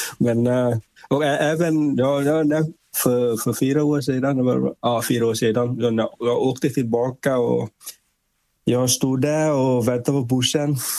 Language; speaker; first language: Swedish; non-native, fluent; Vietnamese